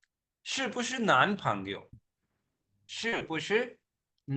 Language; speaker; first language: Chinese; non-native, fluent; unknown